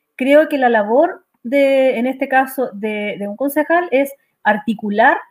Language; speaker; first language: Spanish; native; Spanish